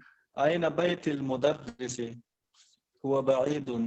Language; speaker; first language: Arabic; non-native, learner; Pashto